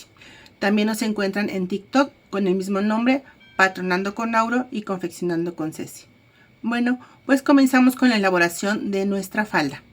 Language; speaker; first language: Spanish; native; Spanish